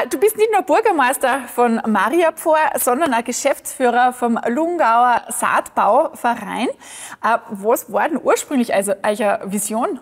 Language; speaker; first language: German; native; German